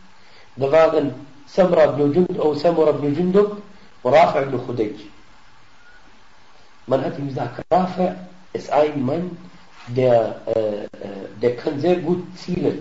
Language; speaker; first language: German; non-native, fluent; Arabic